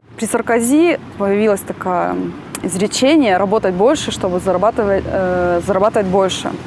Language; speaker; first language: Russian; native; Russian